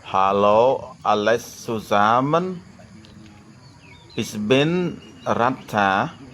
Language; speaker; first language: German; non-native, learner; Khmer